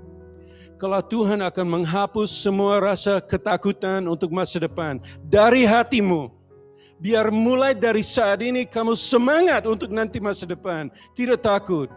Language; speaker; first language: Indonesian; non-native, learner; English